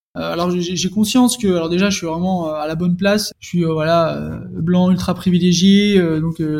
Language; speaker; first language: French; native; French